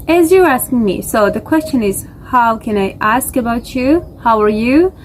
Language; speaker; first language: English; non-native, fluent; Georgian